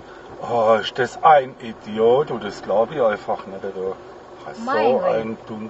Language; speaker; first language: German; native; German